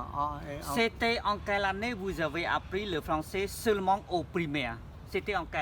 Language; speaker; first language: French; non-native, fluent; Khmer